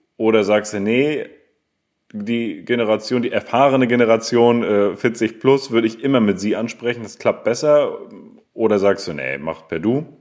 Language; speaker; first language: German; native; German